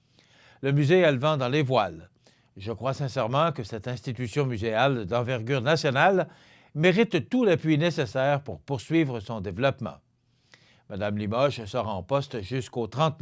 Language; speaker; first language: French; native; French